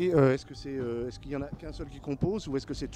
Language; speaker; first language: French; native; French